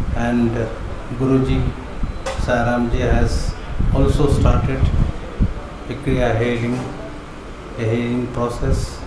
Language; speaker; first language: English; non-native, local second language; Tamil